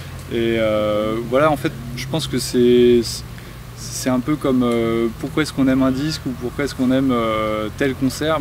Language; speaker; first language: French; native; French